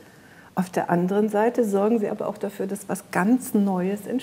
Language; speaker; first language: German; native; German